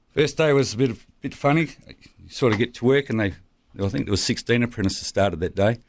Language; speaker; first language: English; native; English